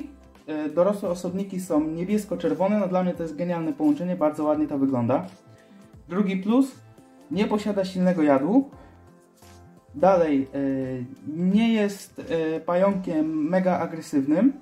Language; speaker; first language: Polish; native; Polish